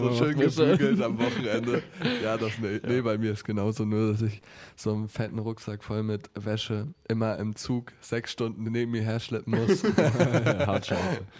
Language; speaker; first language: German; native; German